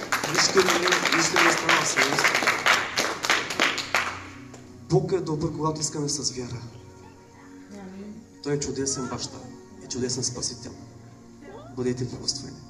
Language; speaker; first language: Bulgarian; non-native, local second language; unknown